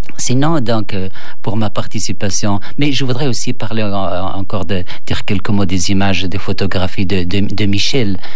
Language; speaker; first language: French; non-native, local second language; Berber languages